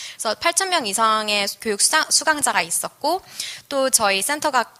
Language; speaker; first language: Korean; native; Korean